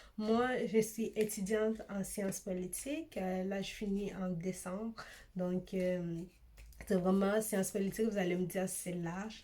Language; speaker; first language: French; early bilingual, other home language; Swahili